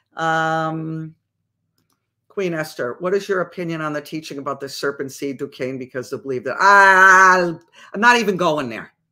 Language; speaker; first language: English; native; English